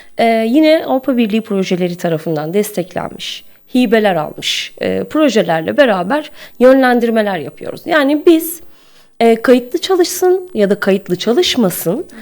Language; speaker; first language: Turkish; native; Turkish